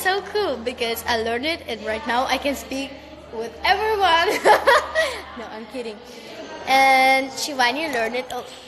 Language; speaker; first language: English; non-native, learner; Russian